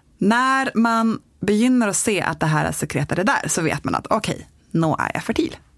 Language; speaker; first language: Swedish; native; Swedish